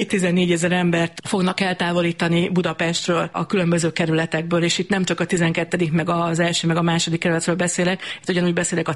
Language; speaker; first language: Hungarian; native; Hungarian